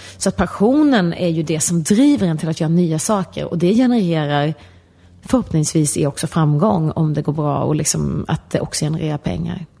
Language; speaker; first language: Swedish; native; Swedish